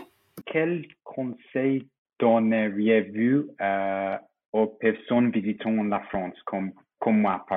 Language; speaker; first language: French; non-native, fluent; English